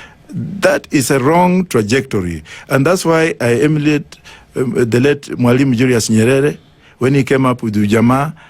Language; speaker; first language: English; non-native, local second language; Luyia